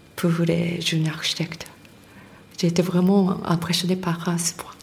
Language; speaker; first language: French; non-native, fluent; Japanese